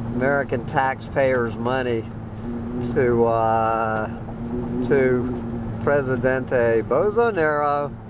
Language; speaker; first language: English; native; English